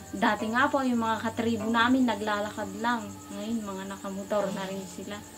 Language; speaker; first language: Filipino; non-native, local second language; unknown